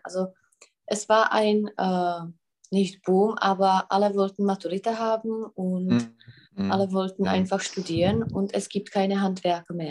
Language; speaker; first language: German; non-native, fluent; Czech